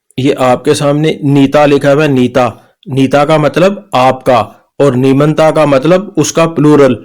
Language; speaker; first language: Urdu; native; Urdu